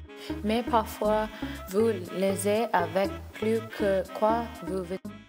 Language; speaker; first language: French; non-native, learner; English